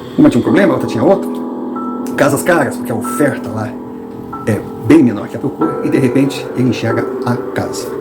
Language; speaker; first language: Portuguese; non-native, fluent; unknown